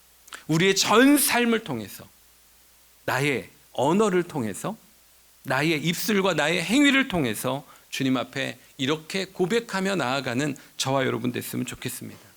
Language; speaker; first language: Korean; native; Korean